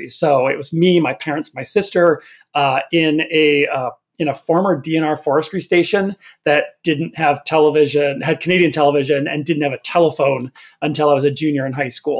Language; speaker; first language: English; native; English